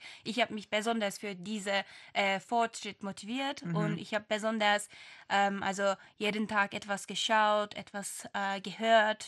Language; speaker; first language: German; non-native, fluent; Turkish